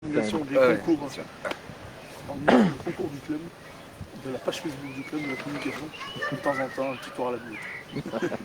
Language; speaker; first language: French; native; French